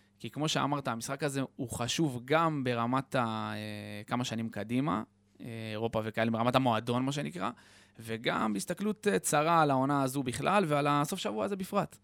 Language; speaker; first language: Hebrew; native; Hebrew